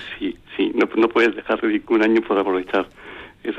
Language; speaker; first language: Spanish; native; Spanish